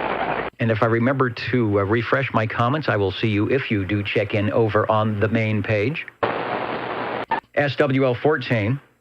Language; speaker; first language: English; native; English